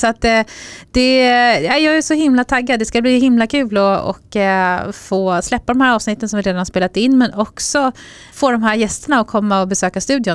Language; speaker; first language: Swedish; native; Swedish